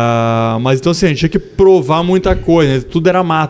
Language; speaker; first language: Portuguese; native; Portuguese